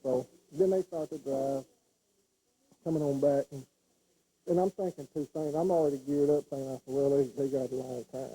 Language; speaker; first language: English; native; English